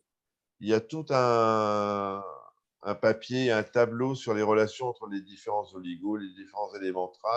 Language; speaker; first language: French; native; French